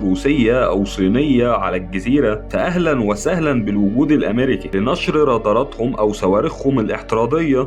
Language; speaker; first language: Arabic; native; Arabic